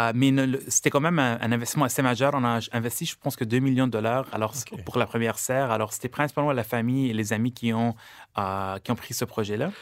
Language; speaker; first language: French; non-native, local second language; Arabic